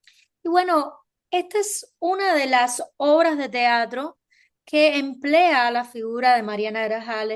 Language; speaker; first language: Spanish; native; Spanish